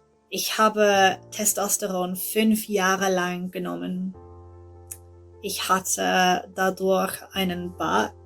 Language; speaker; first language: German; non-native, learner; English